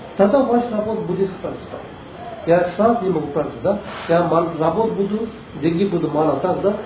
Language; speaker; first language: Russian; non-native, learner; Tibetan